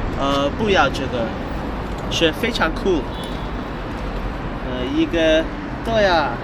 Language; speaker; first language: Chinese; non-native, learner; English